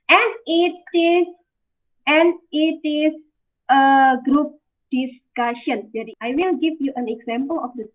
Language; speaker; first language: English; non-native, fluent; Indonesian